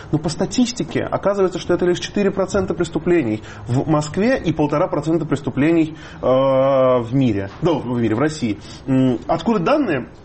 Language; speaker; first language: Russian; native; Russian